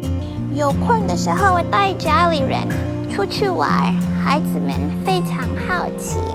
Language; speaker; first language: Chinese; non-native, learner; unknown